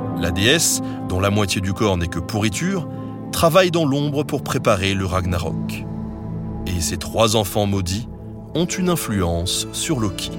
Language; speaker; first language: French; native; French